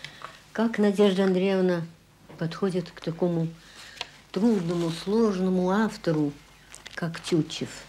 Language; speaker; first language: Russian; native; Russian